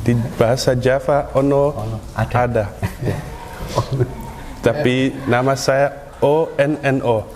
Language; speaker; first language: Indonesian; non-native, learner; Dutch